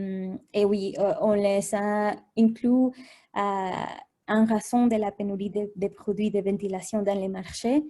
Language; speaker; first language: French; non-native, fluent; Spanish